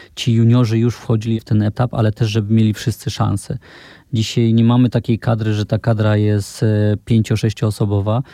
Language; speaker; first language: Polish; native; Polish